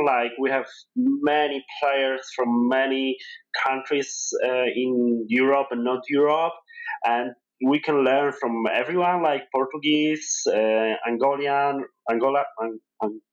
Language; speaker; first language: English; non-native, fluent; Polish